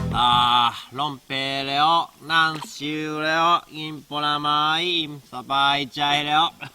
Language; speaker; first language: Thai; non-native, fluent; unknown